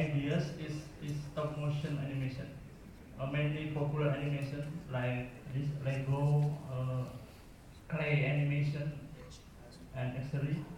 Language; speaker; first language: English; non-native, learner; Indonesian